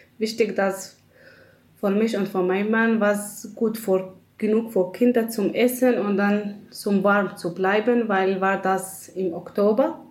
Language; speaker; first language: German; non-native, learner; Arabic